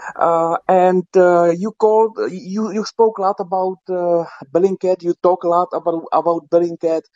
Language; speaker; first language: English; non-native, fluent; Czech